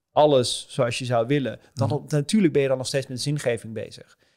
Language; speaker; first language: Dutch; native; Dutch